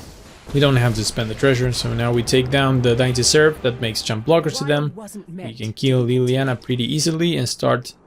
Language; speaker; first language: English; non-native, fluent; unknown